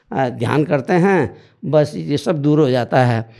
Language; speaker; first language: Hindi; native; Hindi